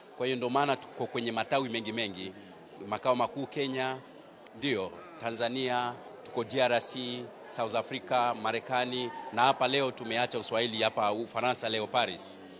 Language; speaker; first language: Swahili; native; Swahili